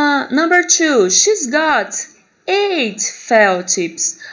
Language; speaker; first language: English; non-native, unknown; Portuguese